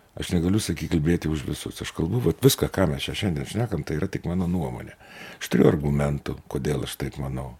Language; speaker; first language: Lithuanian; native; Lithuanian